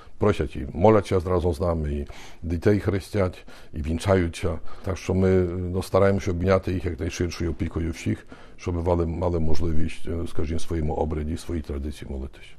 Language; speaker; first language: Ukrainian; early bilingual, heritage; Ukrainian